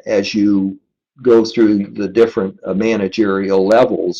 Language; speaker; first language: English; native; English